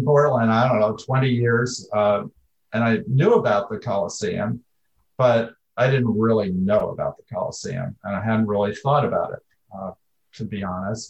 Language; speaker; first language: English; native; English